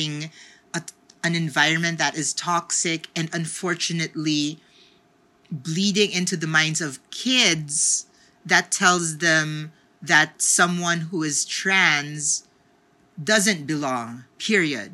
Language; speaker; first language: English; non-native, local second language; Filipino